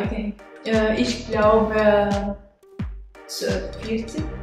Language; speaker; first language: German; non-native, learner; Albanian